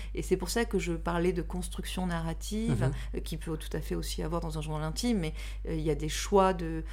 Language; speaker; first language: French; native; French